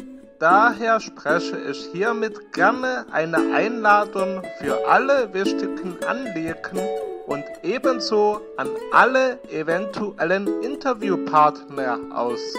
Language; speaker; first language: German; native; German